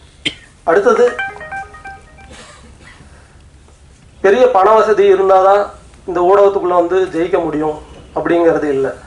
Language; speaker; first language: Tamil; native; Tamil